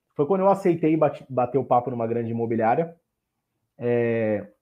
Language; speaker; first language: Portuguese; native; Portuguese